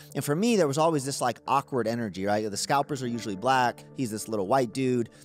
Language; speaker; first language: English; native; English